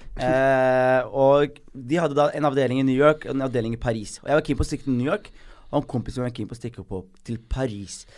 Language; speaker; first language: Norwegian; early bilingual, other home language; Somali